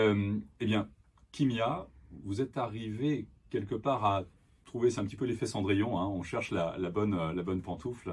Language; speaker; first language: French; native; French